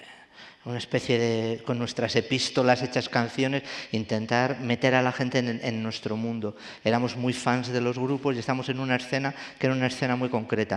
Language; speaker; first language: Spanish; native; Spanish